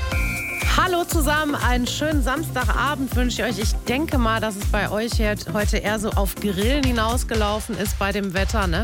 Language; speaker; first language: German; native; German